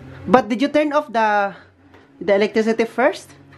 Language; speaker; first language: English; non-native, local second language; Filipino